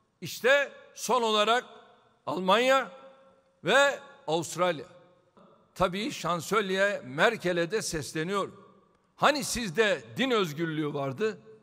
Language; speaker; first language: Turkish; native; Turkish